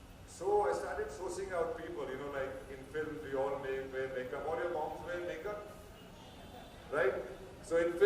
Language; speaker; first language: English; non-native, local second language; Hindi